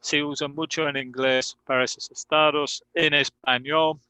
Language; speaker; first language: Spanish; non-native, fluent; English